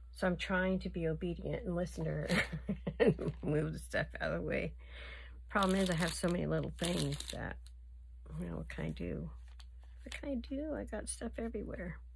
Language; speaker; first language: English; native; English